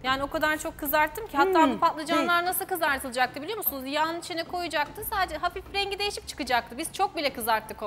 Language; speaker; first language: Turkish; native; Turkish